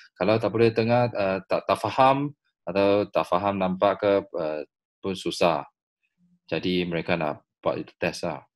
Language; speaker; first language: Malay; non-native, local second language; Chinese